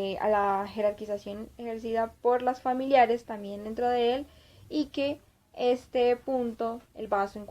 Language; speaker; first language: Spanish; native; Spanish